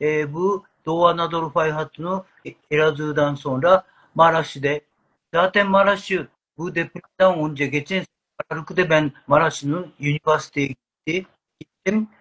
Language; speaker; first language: Turkish; non-native, learner; Japanese